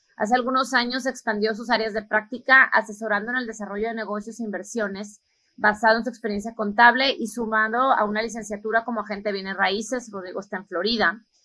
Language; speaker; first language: Spanish; native; Spanish